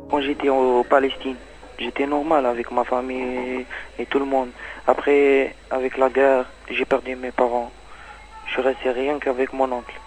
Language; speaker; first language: French; non-native, learner; Arabic